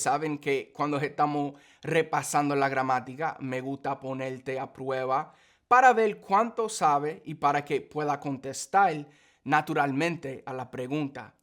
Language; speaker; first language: Spanish; early bilingual, heritage; English